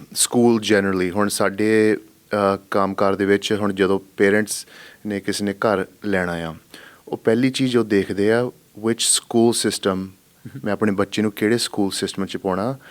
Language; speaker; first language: Punjabi; early bilingual, heritage; Punjabi